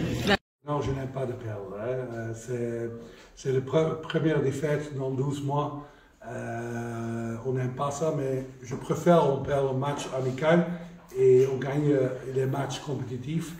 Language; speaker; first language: French; non-native, fluent; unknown